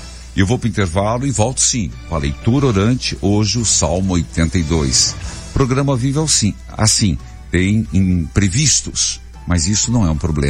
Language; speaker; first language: Portuguese; native; Portuguese